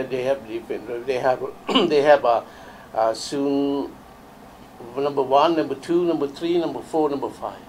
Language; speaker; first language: English; non-native, learner; Lao